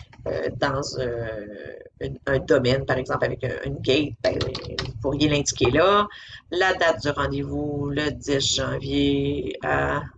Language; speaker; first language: French; native; French